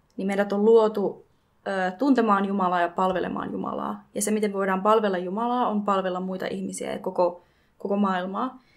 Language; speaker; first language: Finnish; native; Finnish